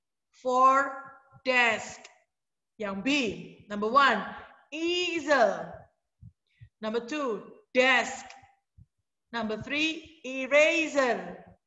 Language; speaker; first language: English; non-native, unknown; Indonesian